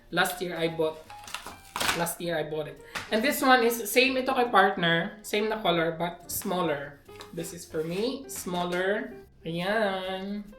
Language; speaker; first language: English; non-native, local second language; Filipino